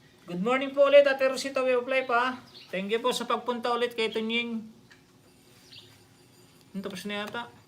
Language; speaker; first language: Filipino; non-native, local second language; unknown